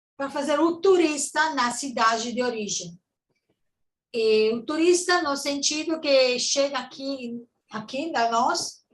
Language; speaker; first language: Portuguese; non-native, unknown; Italian